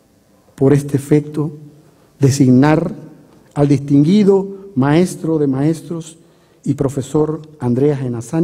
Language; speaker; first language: Spanish; native; Spanish